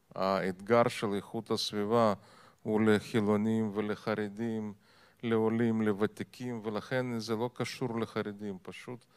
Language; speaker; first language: Hebrew; non-native, fluent; Russian